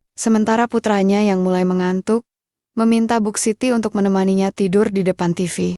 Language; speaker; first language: Indonesian; native; Indonesian